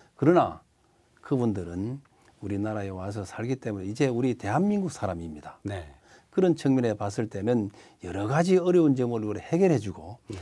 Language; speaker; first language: Korean; native; Korean